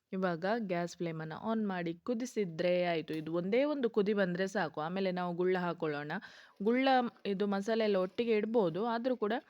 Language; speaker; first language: Kannada; non-native, local second language; Konkani